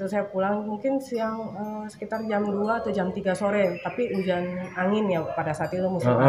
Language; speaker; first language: Indonesian; native; Indonesian